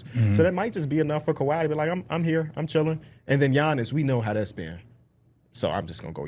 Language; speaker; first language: English; native; English